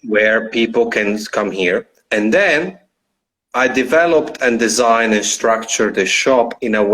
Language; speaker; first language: English; non-native, fluent; Italian